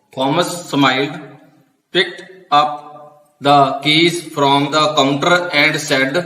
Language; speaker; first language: English; non-native, local second language; Punjabi